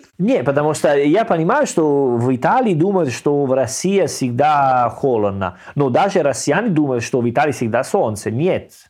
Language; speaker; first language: Russian; non-native, learner; Italian